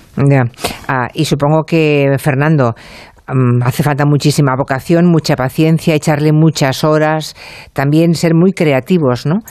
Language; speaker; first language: Spanish; native; Spanish